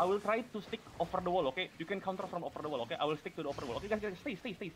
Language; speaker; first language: English; non-native, learner; Indonesian